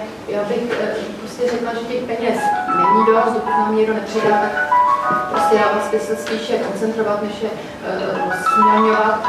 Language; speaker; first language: Czech; native; Czech